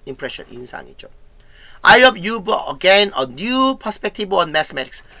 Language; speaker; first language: English; non-native, fluent; Korean